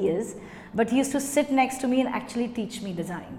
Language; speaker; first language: English; non-native, local second language; Hindi